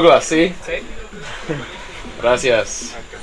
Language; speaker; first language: Spanish; non-native, learner; English